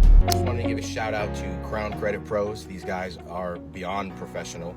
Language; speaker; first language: English; native; English